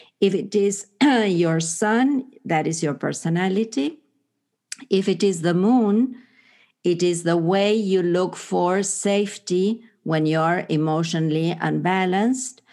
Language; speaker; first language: English; non-native, fluent; Spanish